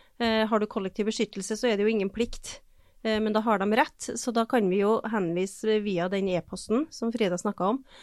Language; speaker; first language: Norwegian; native; Norwegian